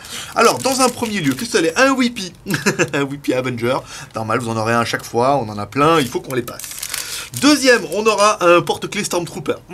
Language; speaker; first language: French; native; French